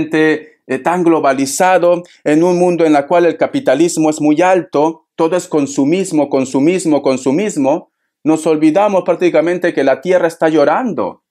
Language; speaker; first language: Spanish; native; Spanish